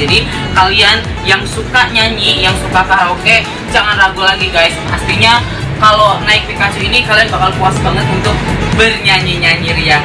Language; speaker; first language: Indonesian; native; Indonesian